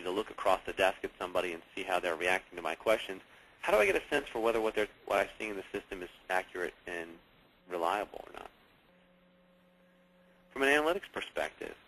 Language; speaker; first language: English; native; English